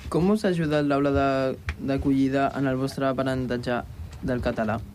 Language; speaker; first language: Catalan; native; Catalan